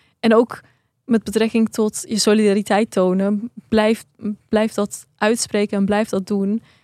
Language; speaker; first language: Dutch; early bilingual, other home language; Persian